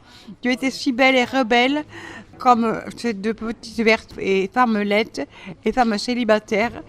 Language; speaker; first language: French; native; French